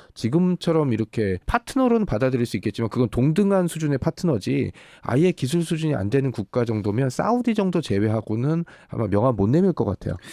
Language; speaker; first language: Korean; native; Korean